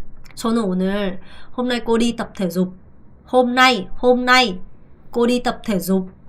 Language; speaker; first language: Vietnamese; non-native, fluent; Korean